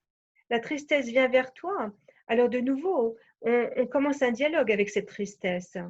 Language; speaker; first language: French; native; French